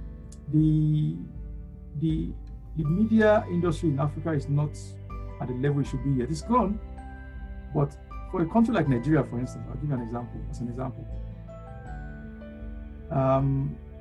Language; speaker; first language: English; non-native, local second language; Yoruba